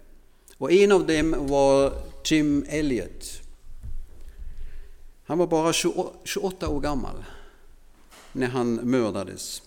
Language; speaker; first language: Swedish; non-native, fluent; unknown